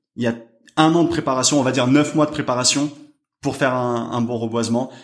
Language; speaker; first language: French; native; French